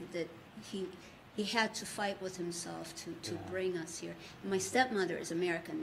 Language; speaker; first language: English; early bilingual, other home language; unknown